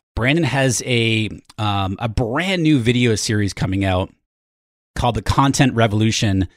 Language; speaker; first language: English; native; English